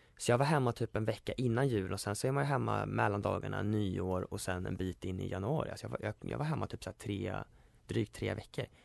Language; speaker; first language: Swedish; native; Swedish